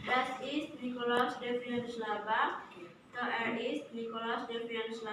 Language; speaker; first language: German; non-native, learner; Indonesian